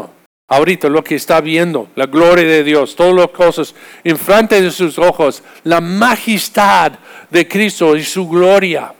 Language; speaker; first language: Spanish; non-native, fluent; English